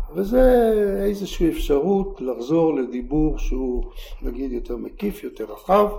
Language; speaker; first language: Hebrew; native; Hebrew